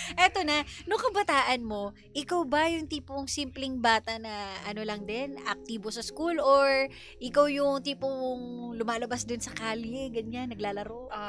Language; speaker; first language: Filipino; native; Filipino